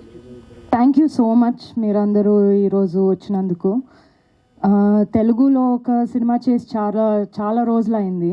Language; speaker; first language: Telugu; non-native, local second language; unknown